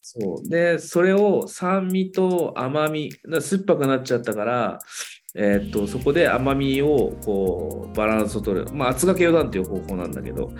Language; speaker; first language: Japanese; native; Japanese